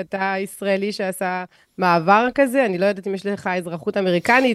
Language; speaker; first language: Hebrew; non-native, fluent; French